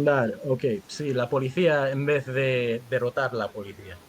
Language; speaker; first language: Spanish; early bilingual, heritage; Spanish